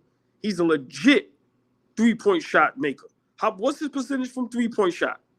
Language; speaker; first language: English; native; English